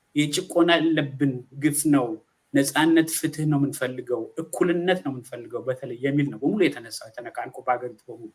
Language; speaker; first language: Amharic; native; Amharic